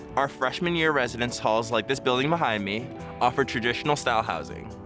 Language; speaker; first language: English; native; English